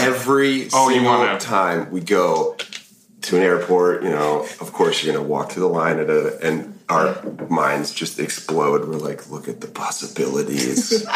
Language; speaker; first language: English; native; English